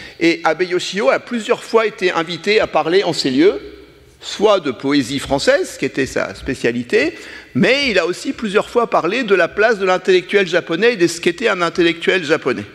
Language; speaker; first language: French; native; French